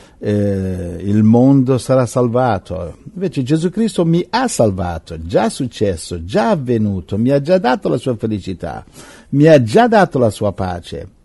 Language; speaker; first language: Italian; native; Italian